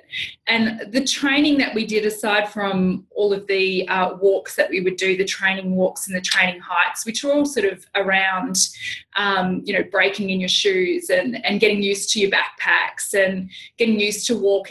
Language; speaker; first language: English; native; English